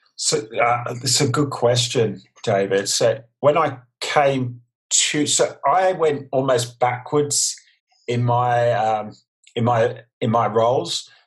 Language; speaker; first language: English; native; English